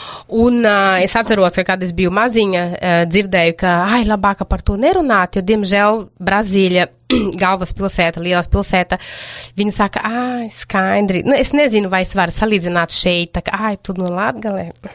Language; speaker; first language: Latvian; non-native, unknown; Portuguese